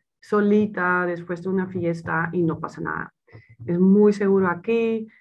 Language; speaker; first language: Spanish; non-native, fluent; Dutch